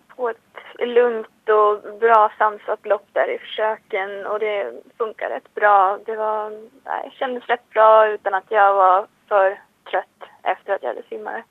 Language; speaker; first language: Swedish; native; Swedish